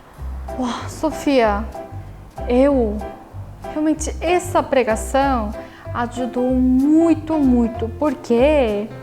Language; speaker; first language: Portuguese; non-native, fluent; Korean